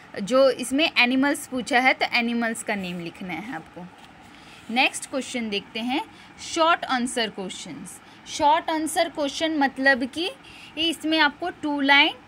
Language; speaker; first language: Hindi; non-native, local second language; Gujarati